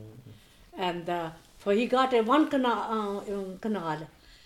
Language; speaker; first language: English; non-native, local second language; Punjabi